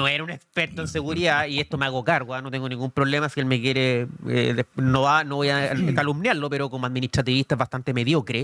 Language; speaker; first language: Spanish; native; Spanish